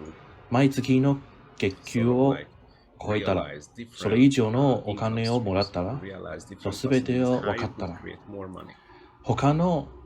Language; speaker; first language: Japanese; non-native, learner; English